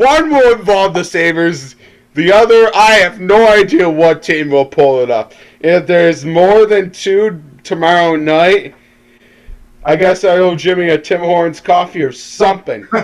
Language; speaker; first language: English; native; English